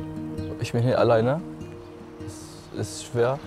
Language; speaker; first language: German; non-native, learner; Arabic